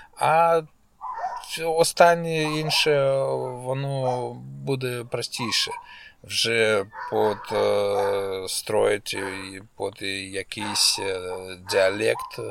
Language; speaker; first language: Ukrainian; non-native, local second language; Russian